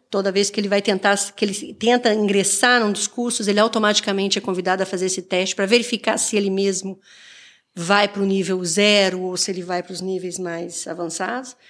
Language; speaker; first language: Portuguese; native; Portuguese